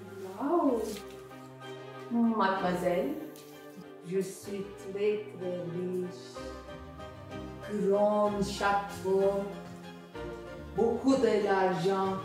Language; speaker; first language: French; non-native, learner; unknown